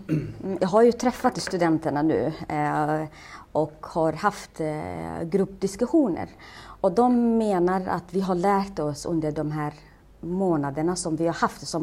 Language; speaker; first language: Swedish; non-native, fluent; Somali